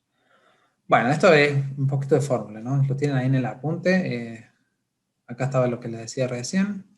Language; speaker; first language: Spanish; native; Spanish